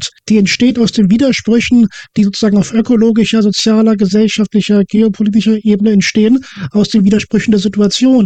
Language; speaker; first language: German; native; German